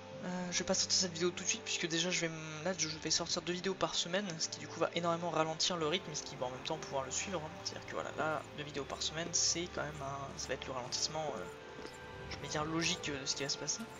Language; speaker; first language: French; native; French